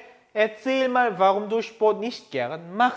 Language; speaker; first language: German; non-native, fluent; Korean